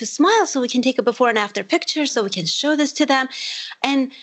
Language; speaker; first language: English; non-native, fluent; Armenian